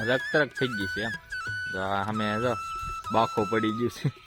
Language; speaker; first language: Gujarati; native; Gujarati